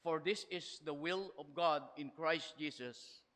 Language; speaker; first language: English; non-native, local second language; Filipino